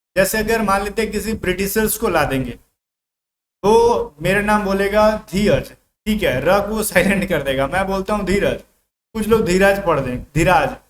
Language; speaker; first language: Hindi; native; Hindi